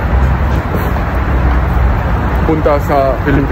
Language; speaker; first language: Filipino; non-native, learner; Korean